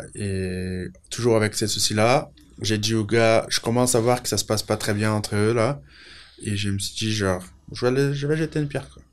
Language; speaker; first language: French; non-native, fluent; Portuguese